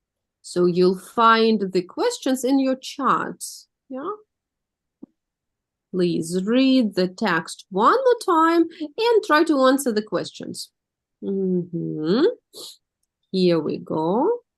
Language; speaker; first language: English; non-native, fluent; Russian